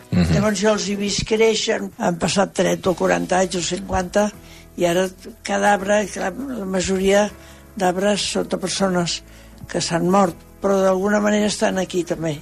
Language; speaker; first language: Catalan; native; Catalan